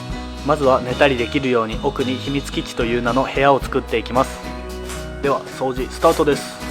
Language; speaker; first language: Japanese; native; Japanese